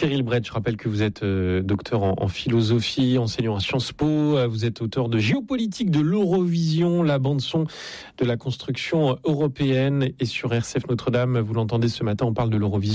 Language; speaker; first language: French; native; French